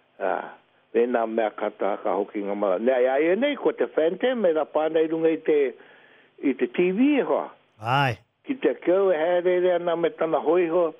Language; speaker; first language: Māori; native; Māori